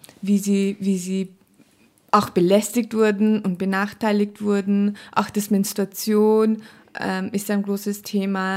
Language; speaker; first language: German; non-native, fluent; Nepali